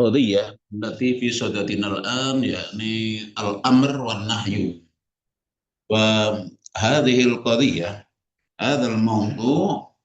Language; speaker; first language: Arabic; non-native, fluent; Indonesian